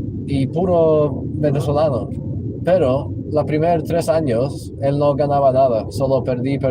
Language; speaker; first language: Spanish; non-native, local second language; English